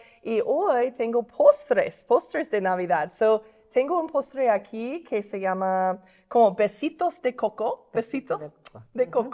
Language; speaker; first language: Spanish; non-native, fluent; English